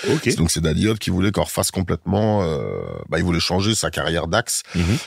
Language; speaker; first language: French; early bilingual, heritage; French